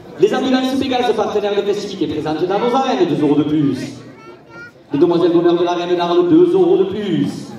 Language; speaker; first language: French; native; French